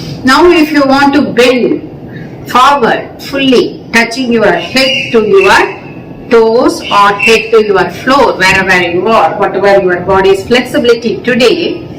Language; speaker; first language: English; non-native, local second language; Tamil